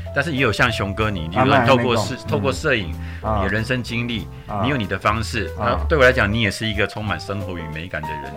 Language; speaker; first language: Chinese; native; Chinese